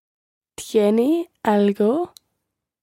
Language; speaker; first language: Spanish; non-native, learner; English